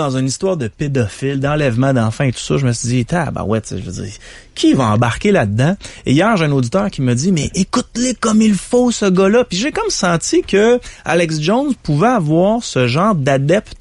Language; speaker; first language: French; native; French